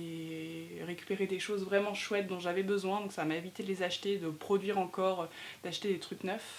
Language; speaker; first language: French; native; French